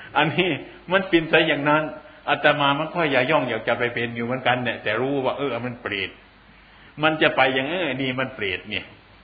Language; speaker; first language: Thai; non-native, local second language; Northeastern Thai